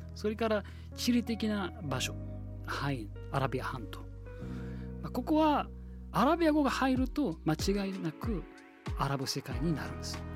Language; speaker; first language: Japanese; non-native, fluent; Arabic